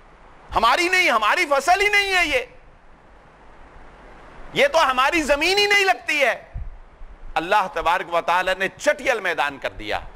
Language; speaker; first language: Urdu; non-native, local second language; Punjabi